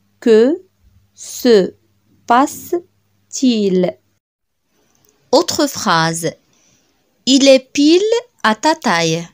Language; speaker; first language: French; non-native, local second language; Arabic